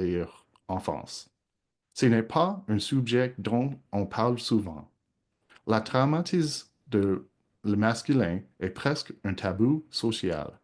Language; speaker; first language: French; non-native, local second language; English